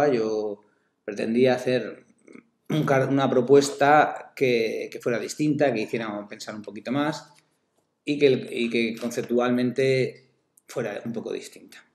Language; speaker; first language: Spanish; native; Spanish